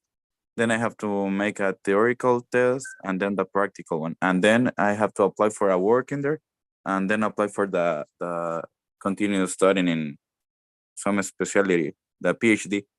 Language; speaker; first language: English; non-native, learner; Spanish